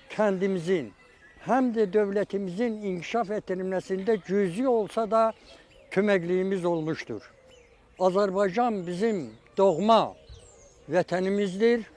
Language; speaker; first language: Azerbaijani; non-native, local second language; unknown